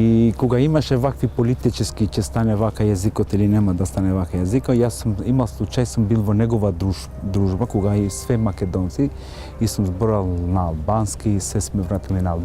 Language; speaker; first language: Macedonian; non-native, local second language; Albanian